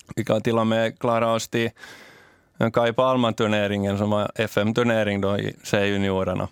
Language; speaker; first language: Swedish; native; Swedish